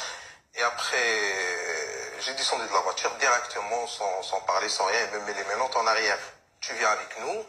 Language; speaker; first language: French; non-native, local second language; Arabic